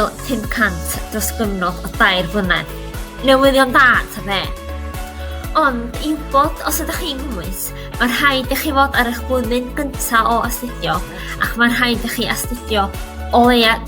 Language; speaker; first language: Welsh; native; Welsh